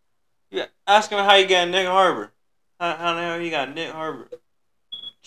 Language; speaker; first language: English; native; English